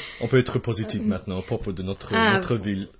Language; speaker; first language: French; non-native, fluent; English